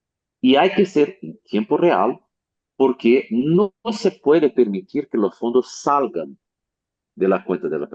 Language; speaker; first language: Spanish; non-native, learner; Portuguese